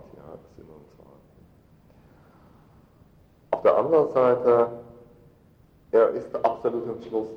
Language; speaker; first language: German; non-native, fluent; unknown